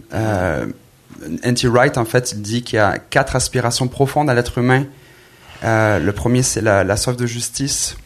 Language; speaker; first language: French; native; French